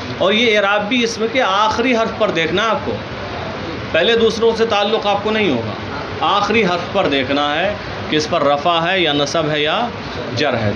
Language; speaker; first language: Urdu; native; Urdu